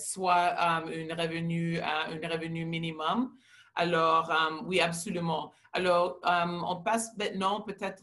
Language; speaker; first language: French; non-native, local second language; English